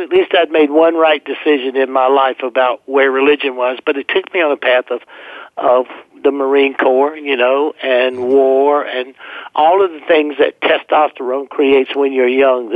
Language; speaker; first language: English; native; English